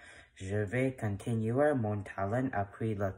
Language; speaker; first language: French; non-native, learner; English